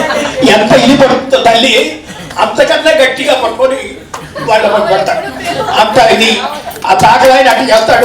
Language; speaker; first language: Telugu; native; Telugu